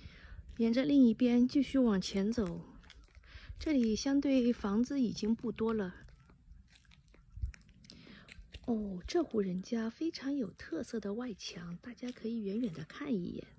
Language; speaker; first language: Chinese; native; Chinese